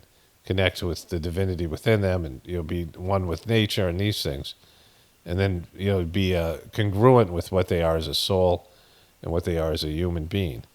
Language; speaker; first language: English; native; English